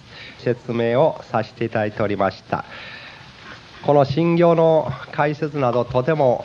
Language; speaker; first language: Japanese; native; Japanese